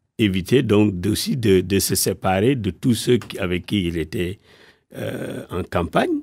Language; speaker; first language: French; non-native, local second language; Wolof